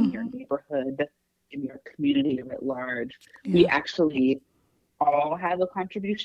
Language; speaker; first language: English; native; English